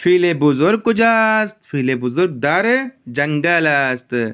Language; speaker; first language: Persian; non-native, fluent; Urdu